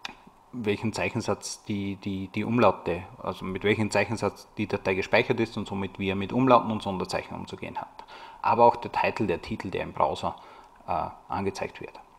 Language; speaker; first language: German; native; German